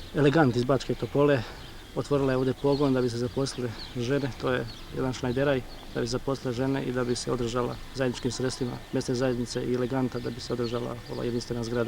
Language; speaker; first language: Bosnian; native; Bosnian